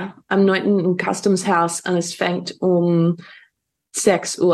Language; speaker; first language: German; non-native, fluent; English